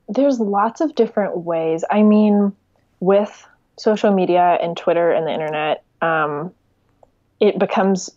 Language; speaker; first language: English; native; English